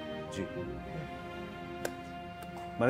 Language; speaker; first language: Hindi; native; Hindi